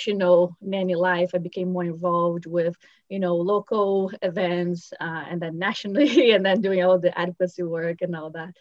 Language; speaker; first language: English; non-native, fluent; Portuguese